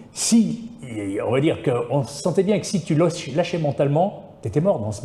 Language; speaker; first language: French; native; French